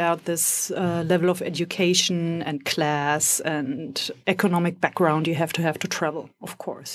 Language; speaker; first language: English; non-native, fluent; German